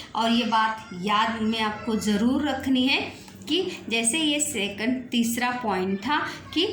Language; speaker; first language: Hindi; non-native, local second language; Marathi